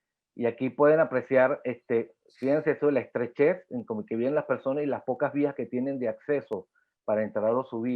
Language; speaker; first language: Spanish; native; Spanish